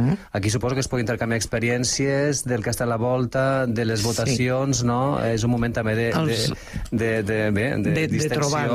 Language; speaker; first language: Catalan; native; Catalan